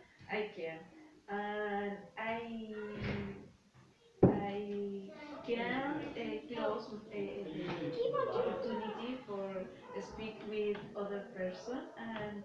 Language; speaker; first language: English; non-native, learner; Spanish